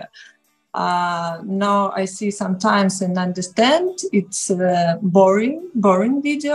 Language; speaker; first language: English; non-native, learner; Russian